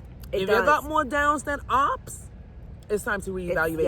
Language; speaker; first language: English; native; English